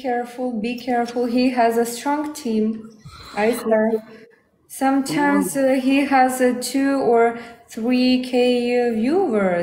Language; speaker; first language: English; non-native, learner; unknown